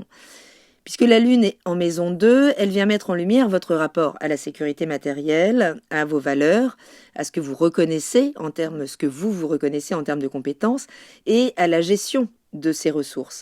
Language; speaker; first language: French; native; French